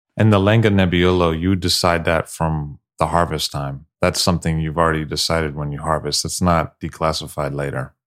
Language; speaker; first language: English; native; English